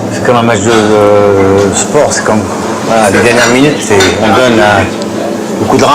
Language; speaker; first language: French; native; French